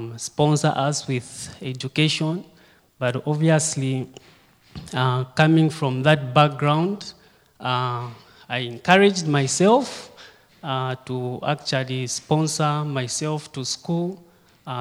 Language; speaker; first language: English; non-native, local second language; Bemba